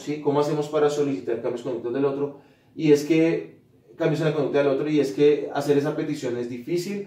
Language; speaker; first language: Spanish; native; Spanish